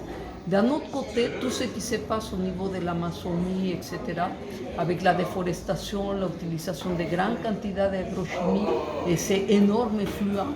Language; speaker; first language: French; non-native, fluent; Spanish